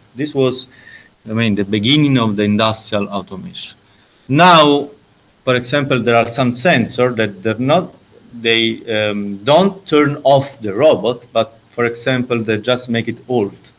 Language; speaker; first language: English; non-native, fluent; Italian